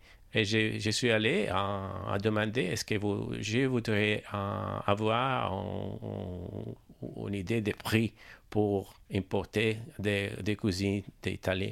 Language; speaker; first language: French; non-native, learner; Italian